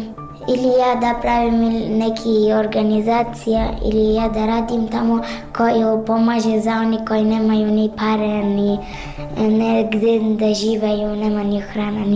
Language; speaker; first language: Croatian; non-native, learner; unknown